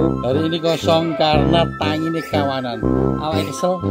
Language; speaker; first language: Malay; non-native, local second language; Javanese